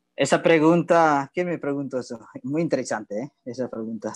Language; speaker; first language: Spanish; non-native, learner; Indonesian